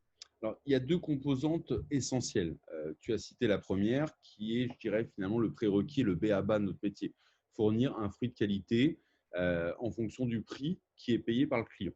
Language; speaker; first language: French; native; French